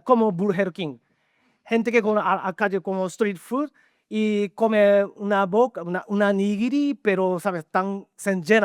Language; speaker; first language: Spanish; non-native, learner; Japanese